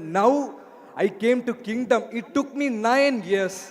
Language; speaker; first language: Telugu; non-native, learner; Malayalam